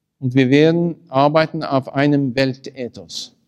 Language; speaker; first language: German; non-native, learner; Norwegian